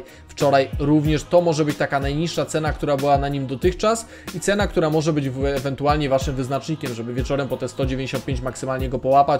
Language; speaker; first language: Polish; native; Polish